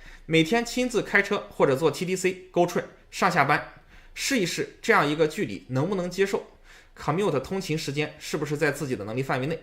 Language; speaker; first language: Chinese; native; Chinese